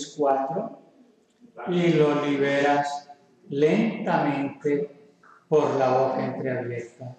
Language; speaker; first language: Spanish; native; Spanish